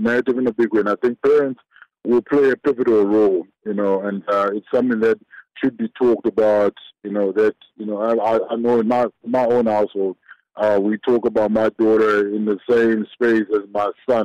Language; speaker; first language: English; non-native, local second language; Shona